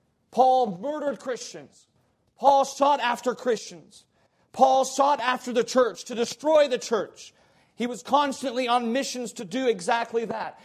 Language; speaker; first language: English; native; English